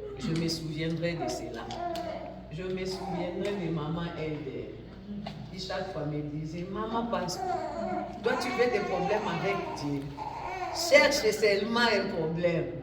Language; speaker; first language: French; non-native, local second language; Lingala